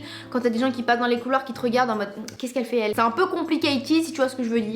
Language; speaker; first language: French; native; French